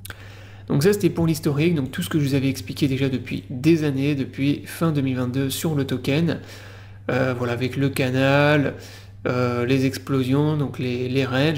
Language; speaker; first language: French; native; French